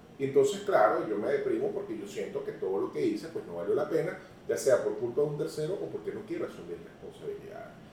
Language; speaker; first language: Spanish; native; Spanish